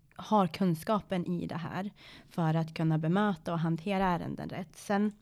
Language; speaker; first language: Swedish; early bilingual, other home language; Persian